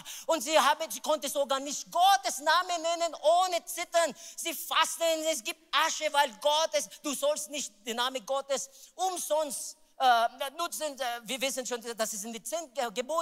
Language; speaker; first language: German; non-native, learner; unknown